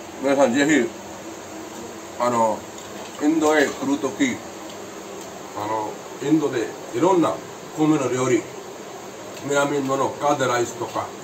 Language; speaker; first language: Japanese; non-native, fluent; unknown